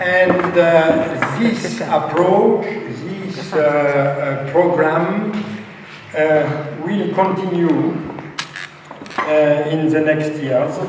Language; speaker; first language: English; non-native, fluent; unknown